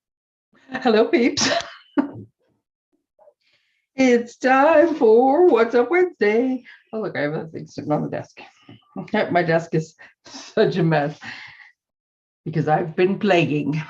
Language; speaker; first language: English; native; English